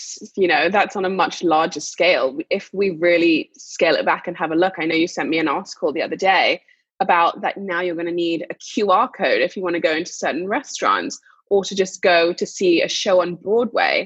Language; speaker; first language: English; native; English